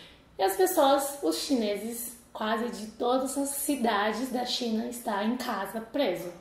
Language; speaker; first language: Portuguese; non-native, fluent; Chinese